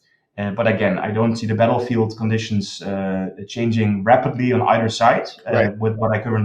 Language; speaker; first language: English; non-native, fluent; Dutch